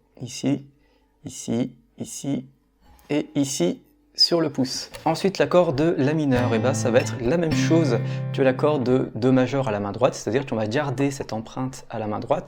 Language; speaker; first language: French; native; French